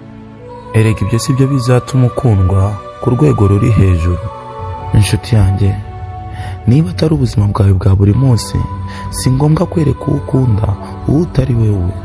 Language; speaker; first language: Kinyarwanda; native; Kinyarwanda